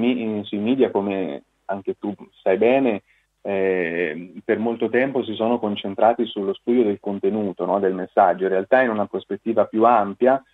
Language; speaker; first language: Italian; native; Italian